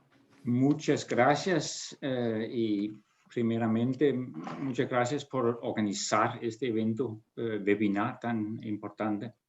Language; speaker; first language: Spanish; non-native, fluent; Danish